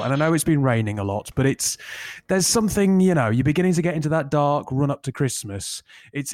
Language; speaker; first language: English; native; English